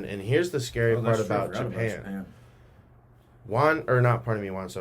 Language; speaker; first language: English; native; English